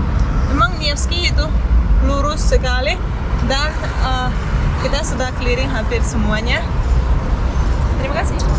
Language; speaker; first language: Indonesian; non-native, fluent; Russian